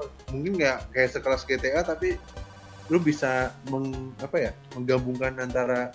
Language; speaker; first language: Indonesian; native; Indonesian